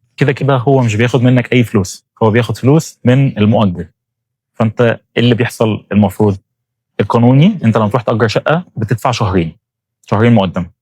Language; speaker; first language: Egyptian Arabic; native; Egyptian Arabic